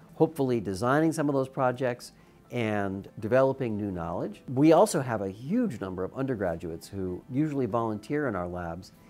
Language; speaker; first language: English; native; English